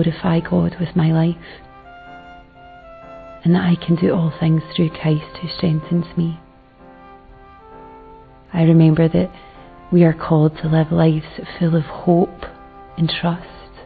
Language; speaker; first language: English; native; English